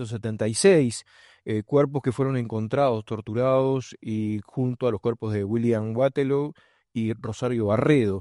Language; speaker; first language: Spanish; native; Spanish